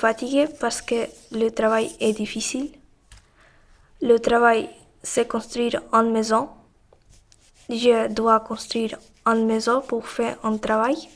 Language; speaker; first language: French; non-native, learner; Russian